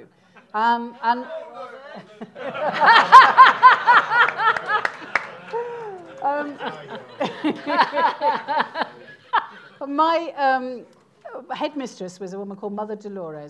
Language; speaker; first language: English; native; English